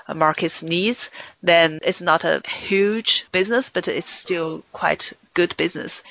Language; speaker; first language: English; non-native, fluent; Chinese